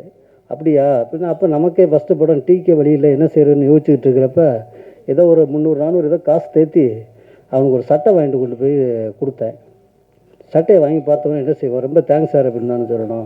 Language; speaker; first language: Tamil; native; Tamil